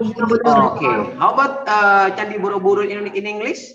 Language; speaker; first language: English; non-native, learner; Indonesian